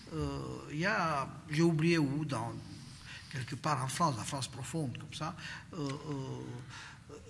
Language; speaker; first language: French; non-native, fluent; Romanian